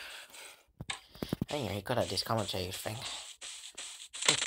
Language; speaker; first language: English; native; English